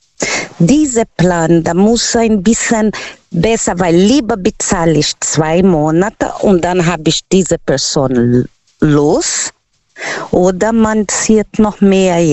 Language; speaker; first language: German; non-native, learner; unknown